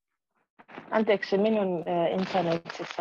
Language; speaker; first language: Finnish; non-native, learner; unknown